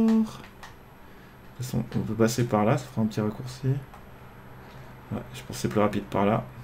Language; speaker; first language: French; native; French